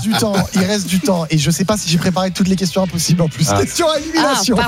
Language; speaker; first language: French; native; French